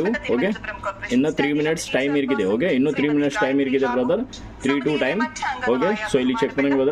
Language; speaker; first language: Tamil; non-native, local second language; Kannada